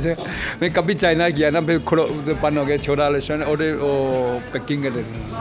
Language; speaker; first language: Hindi; non-native, learner; Chinese